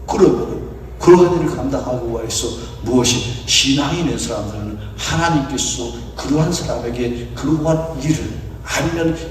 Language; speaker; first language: Korean; native; Korean